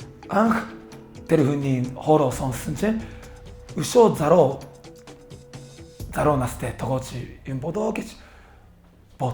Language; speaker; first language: Mongolian; non-native, learner; Korean